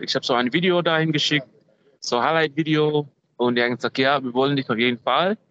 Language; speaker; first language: German; non-native, fluent; English